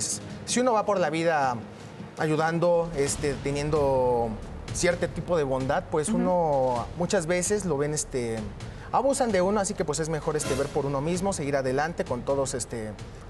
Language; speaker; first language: Spanish; native; Spanish